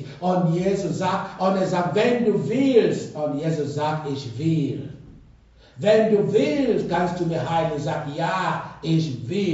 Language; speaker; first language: German; non-native, fluent; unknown